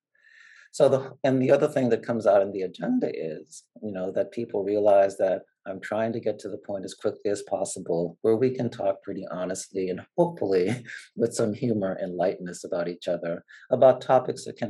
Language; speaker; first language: English; native; English